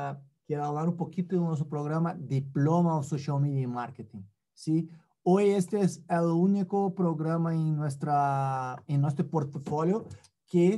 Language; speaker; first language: Spanish; non-native, fluent; Portuguese